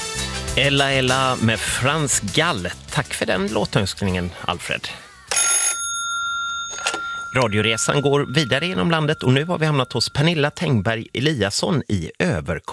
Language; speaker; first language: Swedish; native; Swedish